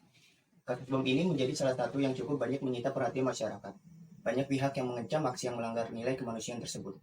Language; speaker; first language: Indonesian; native; Indonesian